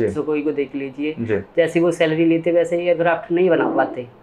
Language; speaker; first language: Hindi; native; Hindi